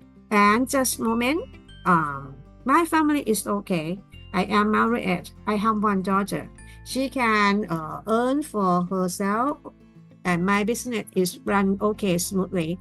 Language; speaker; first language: English; non-native, learner; Thai